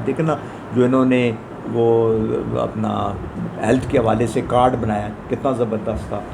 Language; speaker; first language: Urdu; non-native, local second language; Punjabi